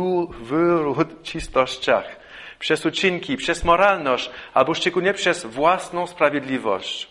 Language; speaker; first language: Polish; non-native, fluent; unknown